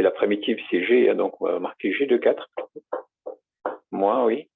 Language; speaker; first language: French; native; French